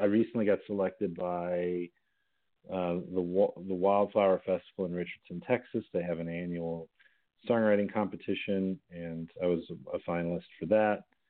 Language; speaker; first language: English; native; English